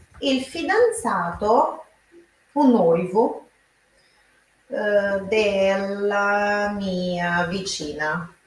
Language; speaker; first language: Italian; non-native, fluent; Portuguese